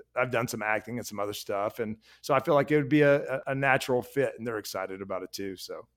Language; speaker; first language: English; native; English